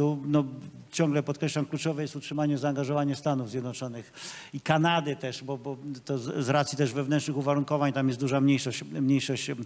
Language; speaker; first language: Polish; native; Polish